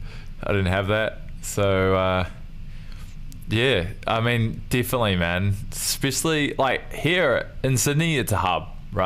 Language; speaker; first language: English; native; English